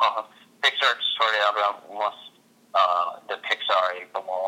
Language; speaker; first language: Spanish; non-native, fluent; English